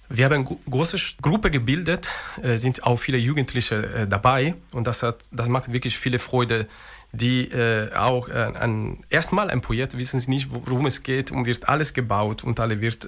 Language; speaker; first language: German; non-native, fluent; Italian